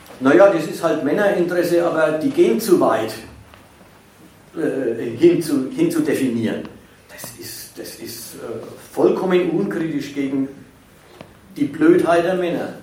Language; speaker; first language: German; native; German